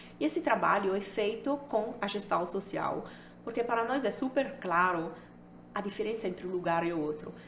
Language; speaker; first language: Portuguese; non-native, fluent; Italian